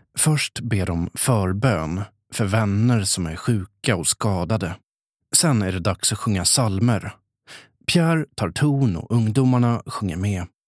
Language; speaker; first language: Swedish; native; Swedish